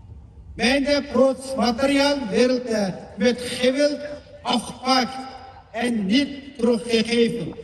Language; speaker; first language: Dutch; non-native, learner; Uyghur